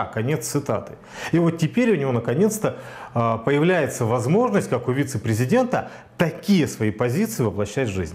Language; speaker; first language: Russian; native; Russian